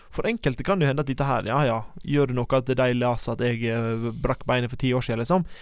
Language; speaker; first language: Norwegian; native; Norwegian